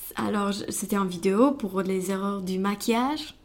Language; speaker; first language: French; non-native, fluent; Romanian